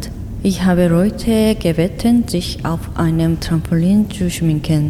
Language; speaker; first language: German; non-native, fluent; Korean